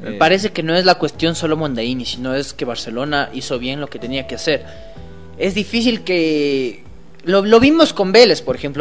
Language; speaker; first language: Spanish; native; Spanish